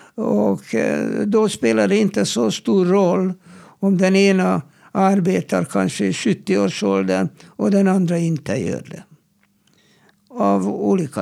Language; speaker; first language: Swedish; non-native, fluent; Hungarian